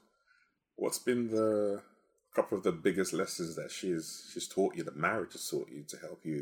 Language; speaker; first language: English; non-native, local second language; Yoruba